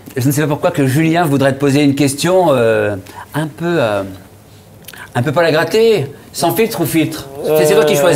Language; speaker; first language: French; native; French